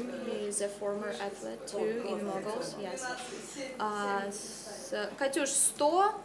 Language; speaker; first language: English; non-native, learner; Russian